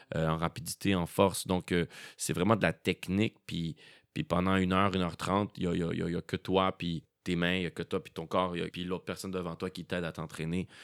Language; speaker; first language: French; native; French